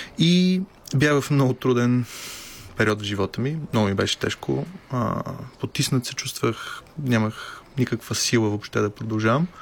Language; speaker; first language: Bulgarian; native; Bulgarian